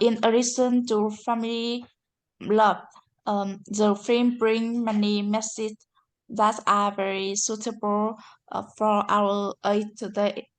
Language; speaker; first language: English; non-native, learner; Vietnamese